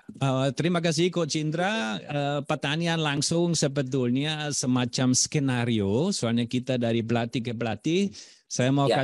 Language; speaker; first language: Indonesian; non-native, fluent; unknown